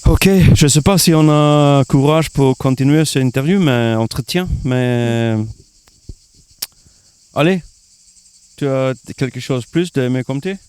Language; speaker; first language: French; non-native, learner; Swedish